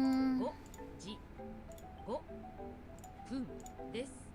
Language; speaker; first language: Japanese; non-native, learner; English